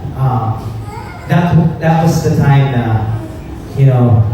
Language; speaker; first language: English; native; English